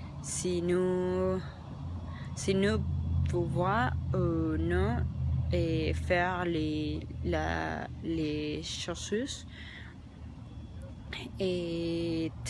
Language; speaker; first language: French; non-native, learner; Spanish